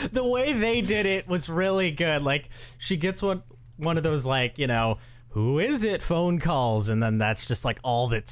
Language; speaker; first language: English; native; English